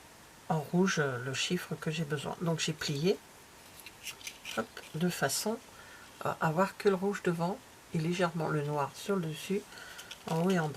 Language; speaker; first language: French; native; French